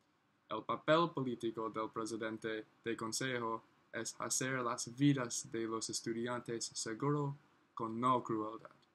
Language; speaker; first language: Spanish; non-native, learner; English